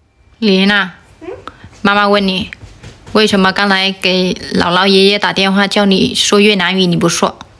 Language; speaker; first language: Chinese; non-native, fluent; Vietnamese